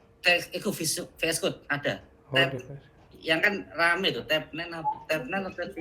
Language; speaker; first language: Indonesian; native; Indonesian